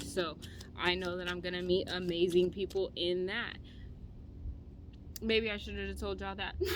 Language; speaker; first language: English; native; English